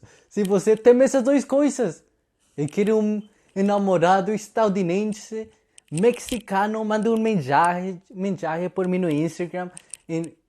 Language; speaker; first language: Portuguese; non-native, learner; Spanish